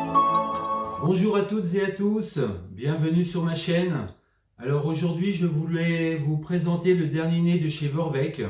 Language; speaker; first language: French; native; French